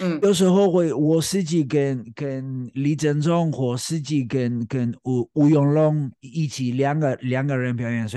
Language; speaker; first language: Chinese; non-native, learner; Spanish